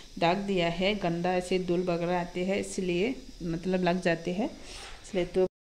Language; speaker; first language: Hindi; non-native, local second language; Kok Borok